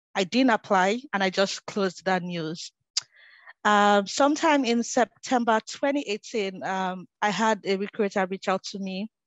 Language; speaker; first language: English; non-native, local second language; Yoruba